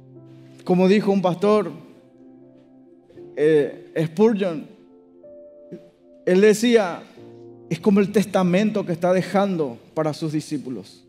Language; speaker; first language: Spanish; native; Spanish